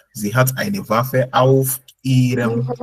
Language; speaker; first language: German; non-native, fluent; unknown